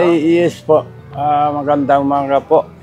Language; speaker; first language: Filipino; non-native, learner; Japanese